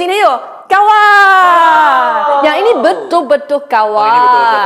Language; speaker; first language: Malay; non-native, local second language; Chinese